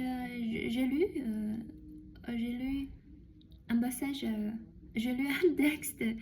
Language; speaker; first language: French; non-native, learner; Chinese